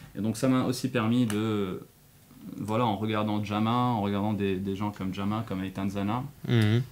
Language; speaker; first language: French; non-native, local second language; Arabic